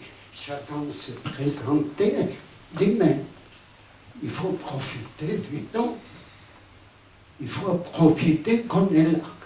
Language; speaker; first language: French; non-native, fluent; Spanish